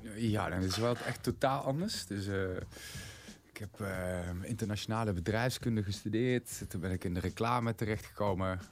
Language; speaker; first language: Dutch; native; Dutch